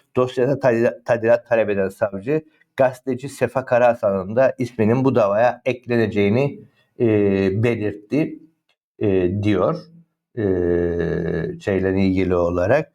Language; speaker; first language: Turkish; native; Turkish